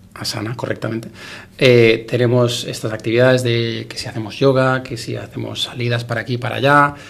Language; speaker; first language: Spanish; native; Spanish